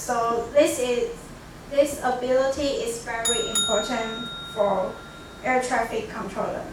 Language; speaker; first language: English; non-native, learner; Chinese